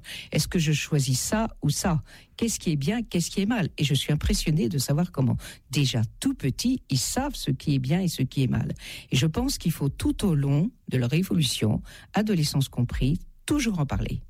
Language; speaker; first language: French; native; French